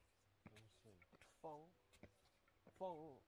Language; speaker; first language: Chinese; non-native, learner; Japanese